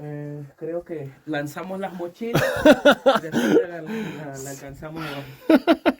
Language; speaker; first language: Spanish; native; Spanish